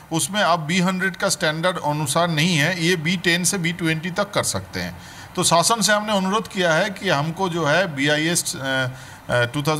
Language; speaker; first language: Hindi; native; Hindi